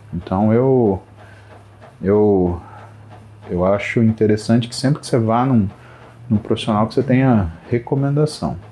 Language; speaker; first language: Portuguese; native; Portuguese